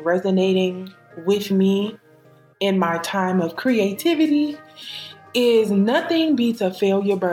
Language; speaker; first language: English; native; English